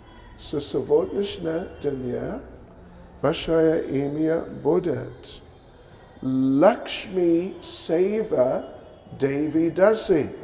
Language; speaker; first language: Russian; non-native, learner; English